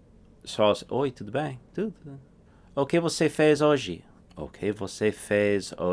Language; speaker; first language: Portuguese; non-native, fluent; English